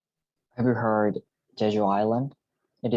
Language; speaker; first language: English; non-native, learner; Korean